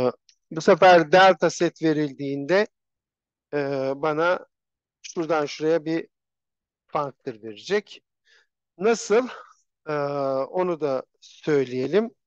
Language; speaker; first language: Turkish; native; Turkish